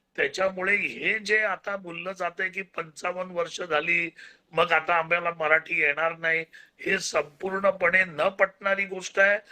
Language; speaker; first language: Marathi; native; Marathi